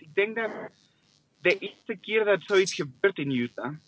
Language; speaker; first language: Dutch; non-native, fluent; English